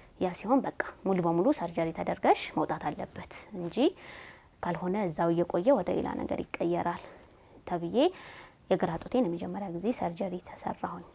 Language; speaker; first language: Amharic; native; Amharic